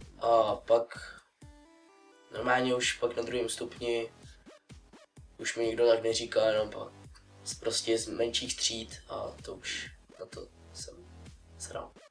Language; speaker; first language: Czech; early bilingual, other home language; Russian